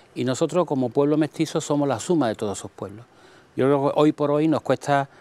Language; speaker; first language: Spanish; native; Spanish